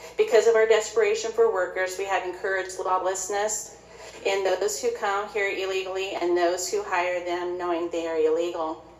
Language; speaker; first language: English; native; English